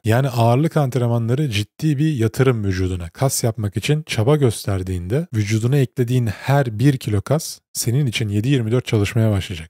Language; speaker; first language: Turkish; native; Turkish